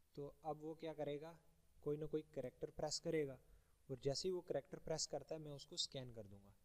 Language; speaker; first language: Hindi; native; Hindi